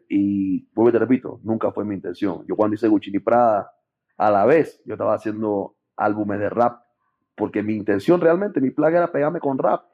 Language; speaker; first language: Spanish; native; Spanish